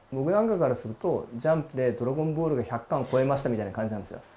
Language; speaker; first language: Japanese; native; Japanese